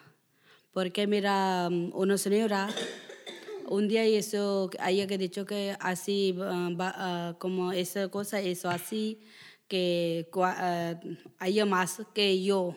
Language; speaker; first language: Spanish; non-native, learner; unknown